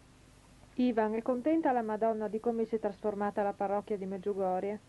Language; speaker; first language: Italian; native; Italian